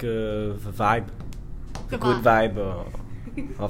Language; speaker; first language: English; non-native, learner; French